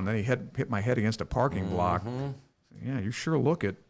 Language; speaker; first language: English; native; English